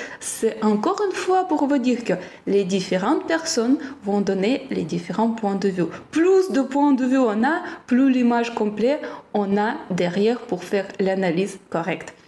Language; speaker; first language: French; non-native, fluent; Ukrainian